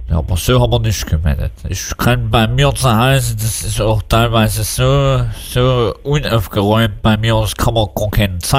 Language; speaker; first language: German; native; German